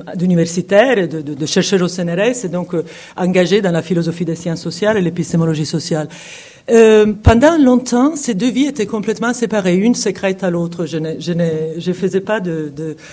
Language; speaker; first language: French; non-native, fluent; Italian